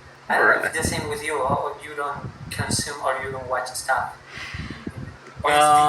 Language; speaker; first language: English; non-native, fluent; Spanish